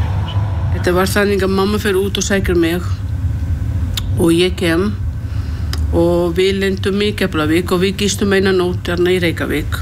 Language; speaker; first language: Icelandic; non-native, fluent; Portuguese